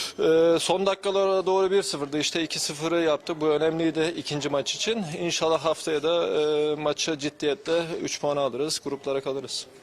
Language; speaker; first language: Turkish; early bilingual, heritage; Turkish